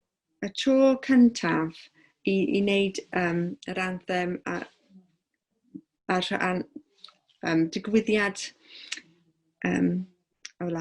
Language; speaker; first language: Welsh; non-native, local second language; English